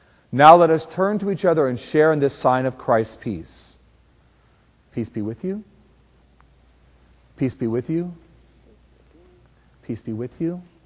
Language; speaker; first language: English; native; English